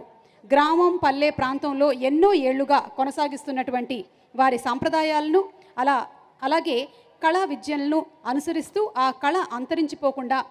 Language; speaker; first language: Telugu; native; Telugu